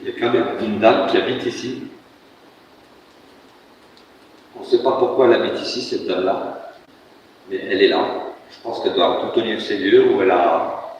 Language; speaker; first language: French; native; French